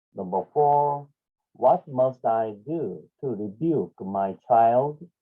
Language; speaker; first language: English; non-native, fluent; Korean